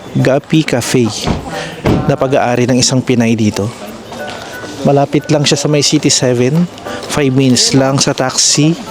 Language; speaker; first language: Filipino; native; Filipino